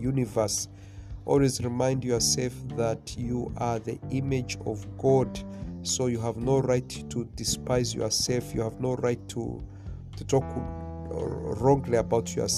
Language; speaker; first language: English; non-native, local second language; Swahili